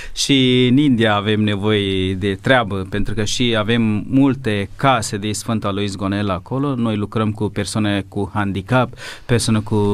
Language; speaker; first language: Romanian; non-native, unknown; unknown